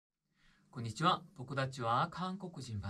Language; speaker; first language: Japanese; non-native, fluent; Korean